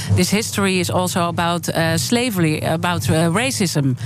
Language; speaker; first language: English; non-native, fluent; Dutch